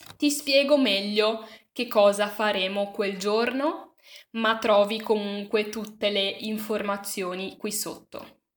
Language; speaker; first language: Italian; native; Italian